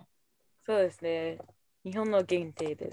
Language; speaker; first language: Japanese; non-native, fluent; English